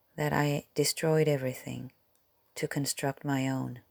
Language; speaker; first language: English; non-native, fluent; Korean